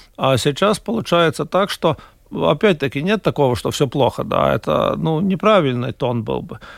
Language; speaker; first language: Russian; non-native, local second language; Latvian